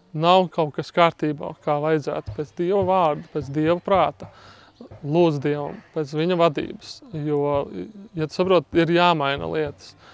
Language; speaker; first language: Latvian; native; Latvian